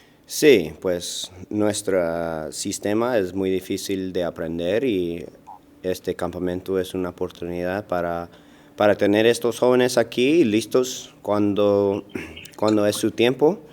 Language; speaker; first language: Spanish; early bilingual, heritage; Spanish